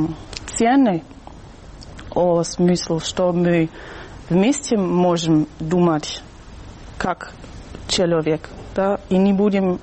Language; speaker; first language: Russian; non-native, fluent; German